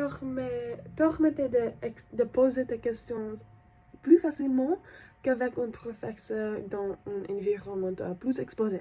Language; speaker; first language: French; non-native, learner; English